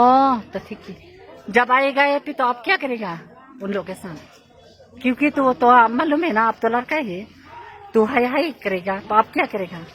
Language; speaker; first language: Hindi; non-native, local second language; Khasi